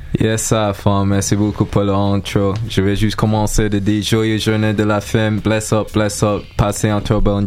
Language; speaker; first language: French; non-native, learner; English